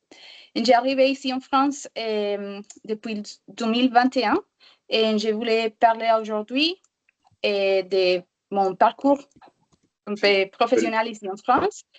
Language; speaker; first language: French; non-native, learner; Spanish